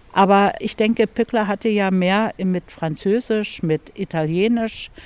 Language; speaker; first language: German; native; German